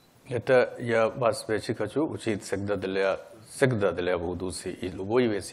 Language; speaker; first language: Russian; non-native, learner; Hindi